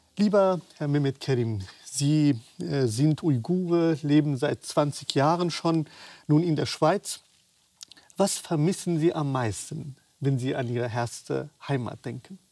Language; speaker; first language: German; native; German